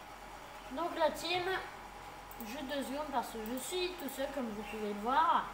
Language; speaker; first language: French; native; French